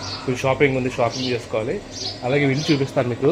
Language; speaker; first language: Telugu; native; Telugu